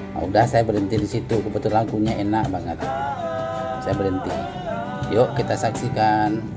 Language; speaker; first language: Indonesian; non-native, local second language; Minangkabau